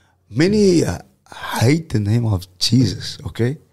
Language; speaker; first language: English; non-native, local second language; Afrikaans